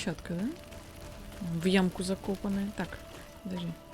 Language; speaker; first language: Russian; native; Russian